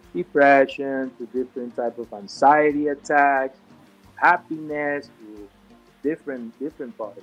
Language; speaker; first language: English; non-native, fluent; Spanish